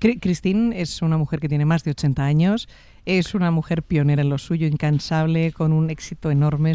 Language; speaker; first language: Spanish; native; Spanish